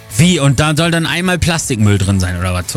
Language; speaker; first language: German; native; German